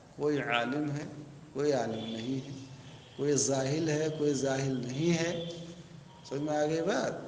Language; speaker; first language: Urdu; native; Urdu